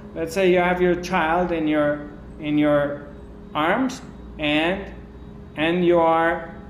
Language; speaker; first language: English; non-native, fluent; Persian